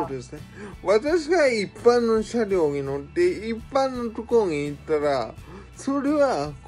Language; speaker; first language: Japanese; native; Japanese